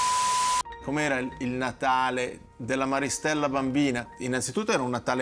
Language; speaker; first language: Italian; native; Italian